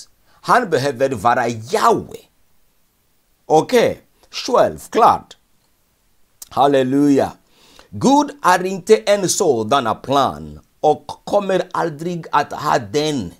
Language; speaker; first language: Swedish; non-native, fluent; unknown